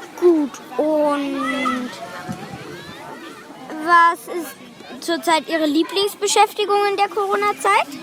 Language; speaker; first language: German; native; German